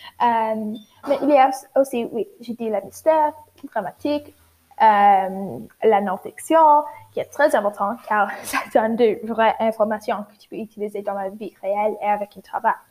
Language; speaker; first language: French; non-native, learner; English